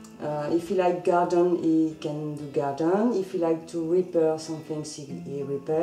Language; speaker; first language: English; non-native, learner; French